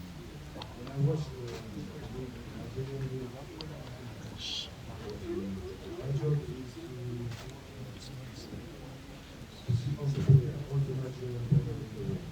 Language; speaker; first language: English; non-native, learner; French